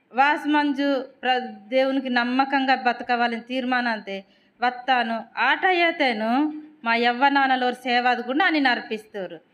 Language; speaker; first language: Telugu; non-native, local second language; Koya